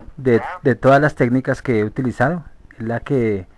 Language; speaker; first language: Spanish; native; Spanish